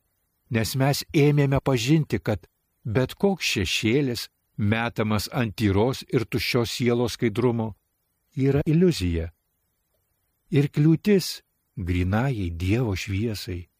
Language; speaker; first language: Lithuanian; native; Lithuanian